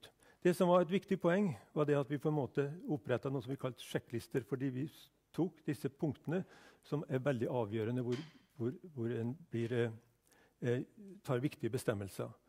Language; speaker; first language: Norwegian; native; Norwegian